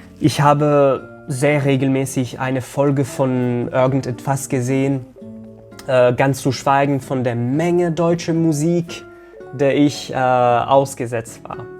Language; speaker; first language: German; non-native, fluent; Arabic